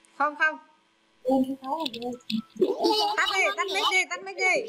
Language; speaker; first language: Vietnamese; native; Vietnamese